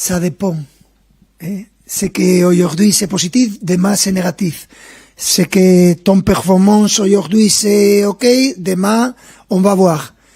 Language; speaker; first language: French; non-native, fluent; Spanish